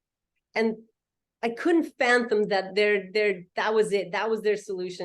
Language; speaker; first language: English; native; English